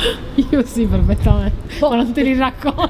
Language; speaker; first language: Italian; native; Italian